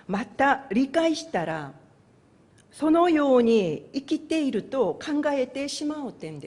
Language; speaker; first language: Japanese; non-native, fluent; Korean